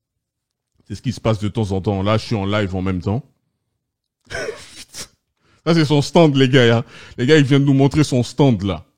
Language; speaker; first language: French; native; French